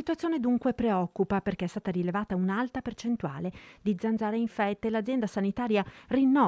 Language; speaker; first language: Italian; native; Italian